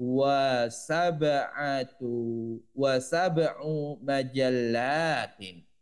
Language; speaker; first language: Arabic; non-native, fluent; Indonesian